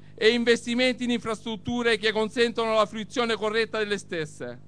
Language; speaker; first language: Italian; native; Italian